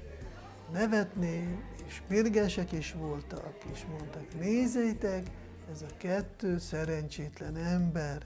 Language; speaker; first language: Hungarian; non-native, fluent; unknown